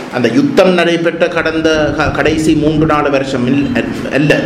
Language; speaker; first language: Tamil; native; Tamil